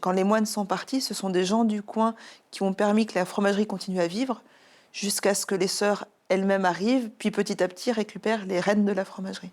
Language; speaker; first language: French; native; French